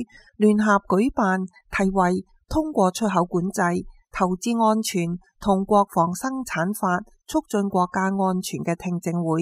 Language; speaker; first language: Chinese; non-native, local second language; Cantonese